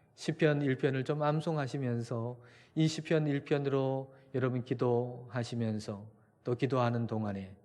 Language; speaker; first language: Korean; native; Korean